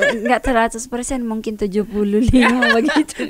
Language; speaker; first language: Indonesian; non-native, learner; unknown